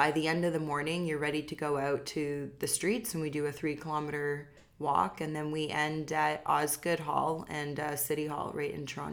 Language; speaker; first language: English; native; English